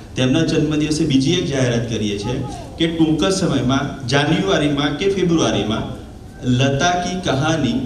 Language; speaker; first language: Gujarati; non-native, local second language; Marathi